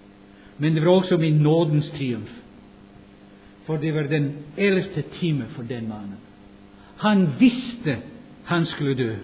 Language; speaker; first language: Swedish; non-native, fluent; English